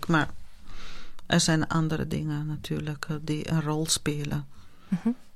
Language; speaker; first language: Dutch; non-native, fluent; Italian